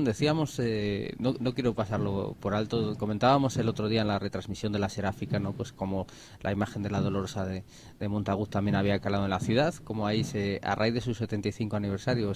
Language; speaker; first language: Spanish; native; Spanish